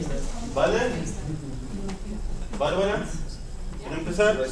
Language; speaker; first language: Spanish; non-native, fluent; Dutch